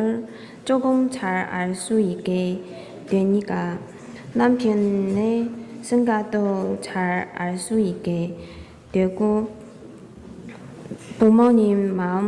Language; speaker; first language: Korean; non-native, fluent; Chinese